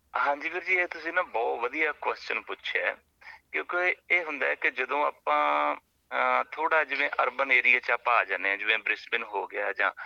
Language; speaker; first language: Punjabi; native; Punjabi